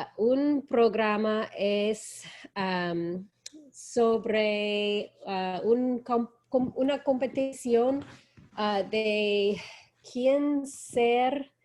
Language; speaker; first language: Spanish; non-native, learner; English